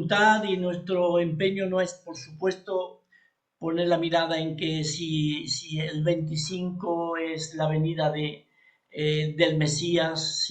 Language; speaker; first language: Spanish; native; Spanish